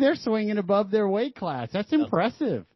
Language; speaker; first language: English; native; English